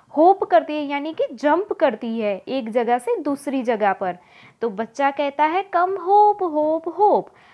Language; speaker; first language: Hindi; non-native, local second language; Gujarati